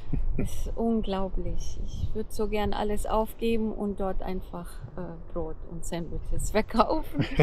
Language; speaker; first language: German; non-native, fluent; Arabic